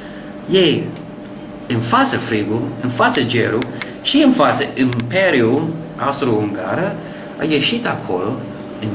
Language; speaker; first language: Romanian; non-native, learner; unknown